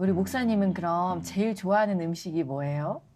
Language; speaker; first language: Korean; native; Korean